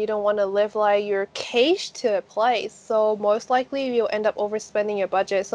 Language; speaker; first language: English; non-native, local second language; Cantonese